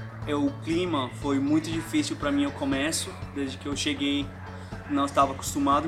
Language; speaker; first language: Portuguese; non-native, fluent; Spanish